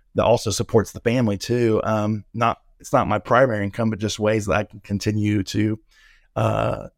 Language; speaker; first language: English; native; English